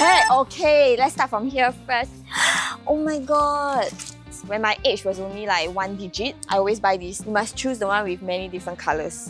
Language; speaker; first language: English; native; English